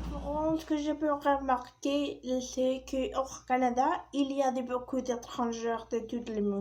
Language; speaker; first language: French; non-native, learner; Spanish